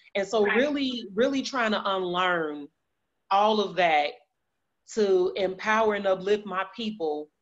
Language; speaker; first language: English; native; English